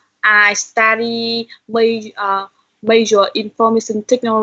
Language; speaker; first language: English; non-native, learner; Vietnamese